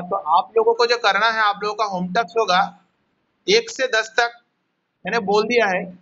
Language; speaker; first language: Hindi; non-native, local second language; Bangla